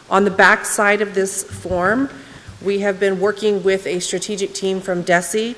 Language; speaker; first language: English; native; English